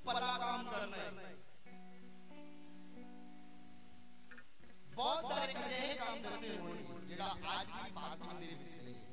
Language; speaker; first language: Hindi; non-native, local second language; Punjabi